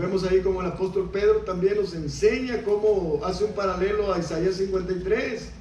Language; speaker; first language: Spanish; native; Spanish